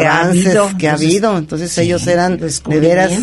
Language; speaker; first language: Spanish; native; Spanish